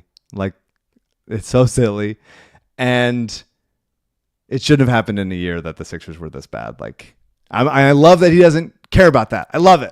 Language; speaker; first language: English; native; English